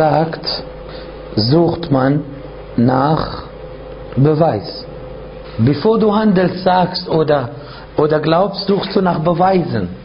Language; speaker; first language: German; non-native, fluent; Arabic